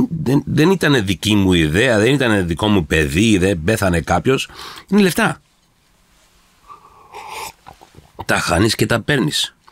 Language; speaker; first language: Greek; early bilingual, heritage; Greek